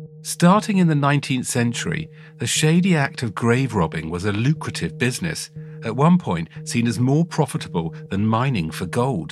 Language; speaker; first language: English; native; English